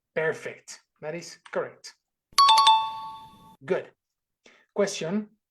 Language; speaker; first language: English; non-native, fluent; Spanish